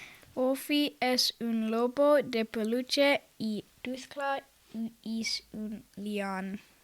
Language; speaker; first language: Spanish; non-native, learner; English